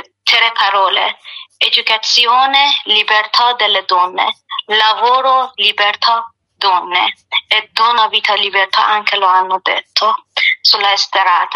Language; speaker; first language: Italian; non-native, learner; Persian